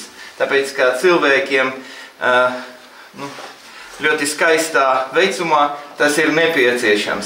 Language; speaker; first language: Latvian; non-native, local second language; Russian